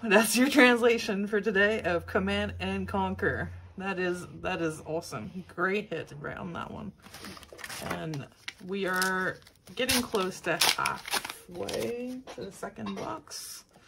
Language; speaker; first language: English; non-native, local second language; French